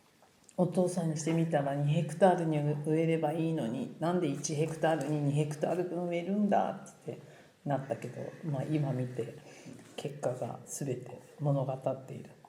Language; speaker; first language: Japanese; native; Japanese